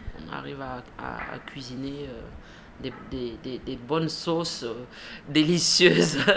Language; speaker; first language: French; early bilingual, other home language; Mandingo